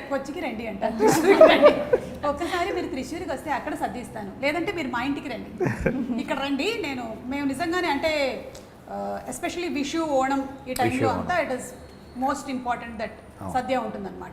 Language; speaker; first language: Telugu; native; Telugu